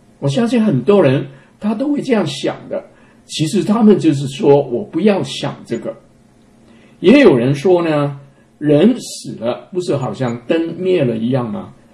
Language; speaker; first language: Chinese; non-native, local second language; Cantonese